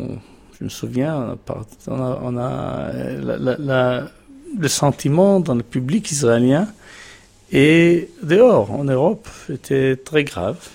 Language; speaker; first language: French; non-native, fluent; Hebrew